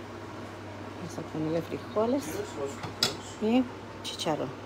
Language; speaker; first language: Spanish; native; Spanish